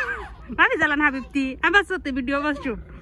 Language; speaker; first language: Arabic; non-native, learner; Bangla